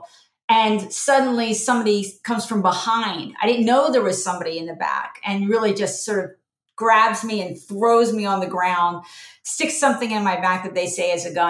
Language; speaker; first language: English; native; English